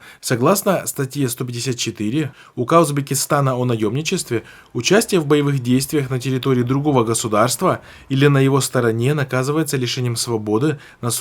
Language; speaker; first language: Russian; native; Russian